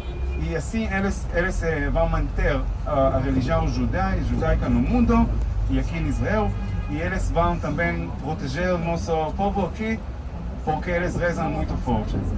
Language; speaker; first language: Portuguese; non-native, fluent; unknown